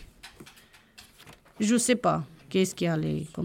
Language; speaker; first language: French; non-native, learner; Romanian